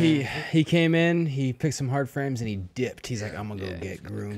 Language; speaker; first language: English; native; English